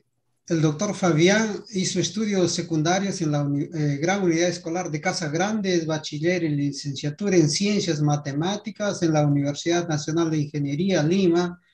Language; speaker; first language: Spanish; native; Spanish